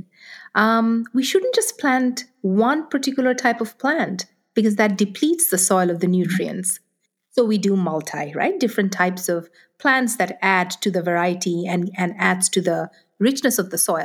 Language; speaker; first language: English; non-native, local second language; Bangla